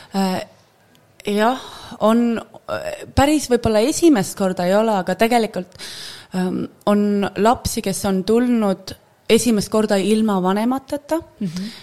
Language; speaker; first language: Estonian; native; Estonian